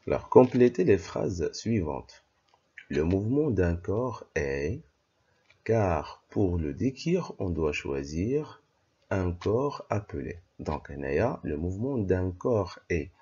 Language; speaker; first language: French; non-native, local second language; Arabic